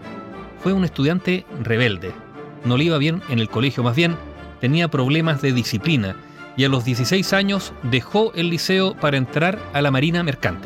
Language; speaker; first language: Spanish; native; Spanish